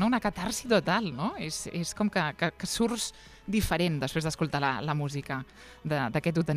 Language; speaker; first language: Catalan; native; Catalan